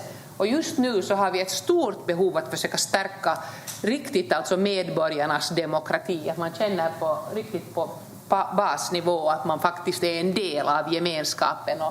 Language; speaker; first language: Swedish; native; Swedish